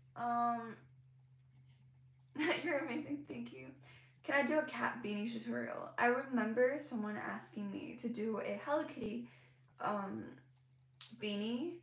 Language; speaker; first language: English; non-native, local second language; Cantonese